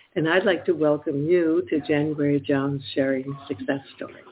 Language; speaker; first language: English; native; English